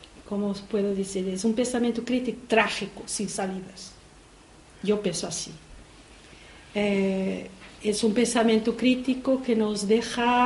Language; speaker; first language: Spanish; non-native, fluent; Portuguese